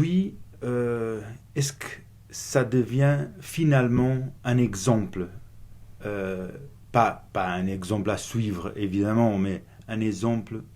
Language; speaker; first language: French; non-native, fluent; Portuguese